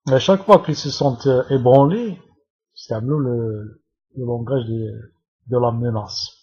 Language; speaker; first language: French; non-native, local second language; Arabic